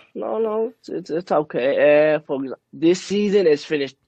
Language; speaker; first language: English; early bilingual, other home language; Spanish